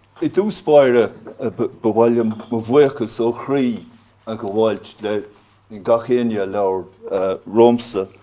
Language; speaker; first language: Irish; non-native, local second language; English